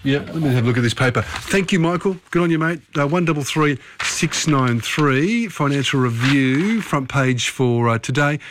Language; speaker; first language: English; native; English